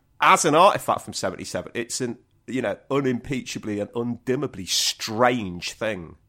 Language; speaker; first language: English; native; English